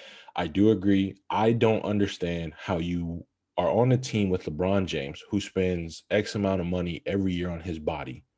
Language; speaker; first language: English; native; English